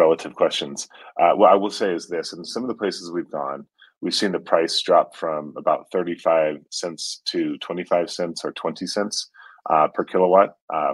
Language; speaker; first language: English; native; English